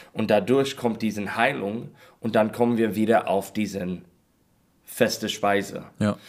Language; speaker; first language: German; non-native, learner; English